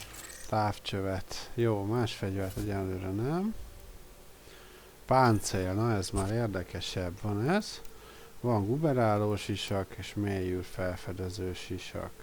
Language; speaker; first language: Hungarian; native; Hungarian